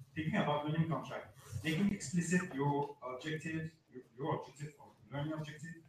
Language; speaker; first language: English; non-native, fluent; French